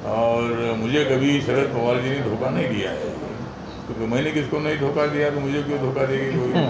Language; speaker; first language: Hindi; non-native, local second language; Marathi